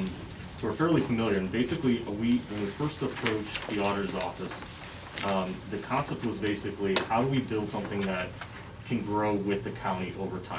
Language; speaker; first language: English; native; English